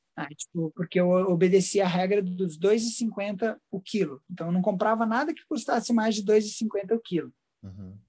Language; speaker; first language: Portuguese; native; Portuguese